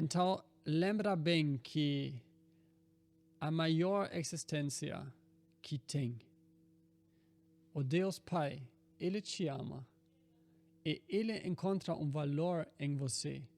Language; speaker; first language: Portuguese; non-native, fluent; German